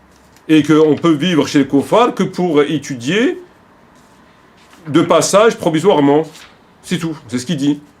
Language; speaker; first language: French; native; French